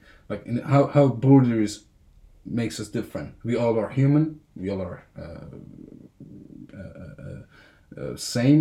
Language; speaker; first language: English; non-native, fluent; Persian